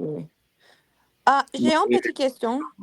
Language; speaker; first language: French; non-native, learner; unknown